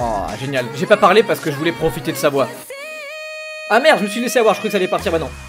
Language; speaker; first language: French; native; French